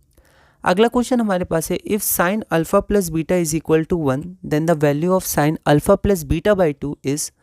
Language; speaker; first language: Hindi; native; Hindi